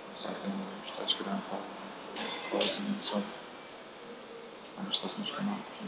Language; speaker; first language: German; non-native, fluent; Arabic